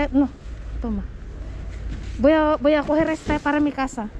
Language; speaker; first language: Spanish; non-native, learner; Filipino